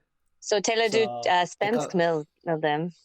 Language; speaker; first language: Danish; non-native, learner; English